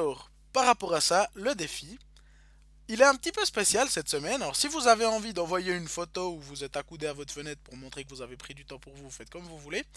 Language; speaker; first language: French; native; French